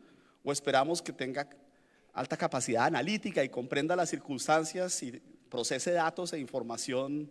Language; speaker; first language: Spanish; native; Spanish